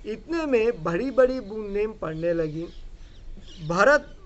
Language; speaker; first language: Hindi; non-native, local second language; Telugu